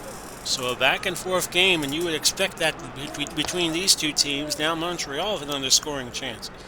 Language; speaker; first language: English; native; English